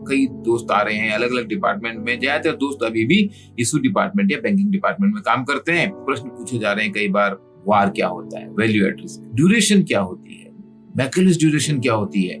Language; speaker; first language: Hindi; native; Hindi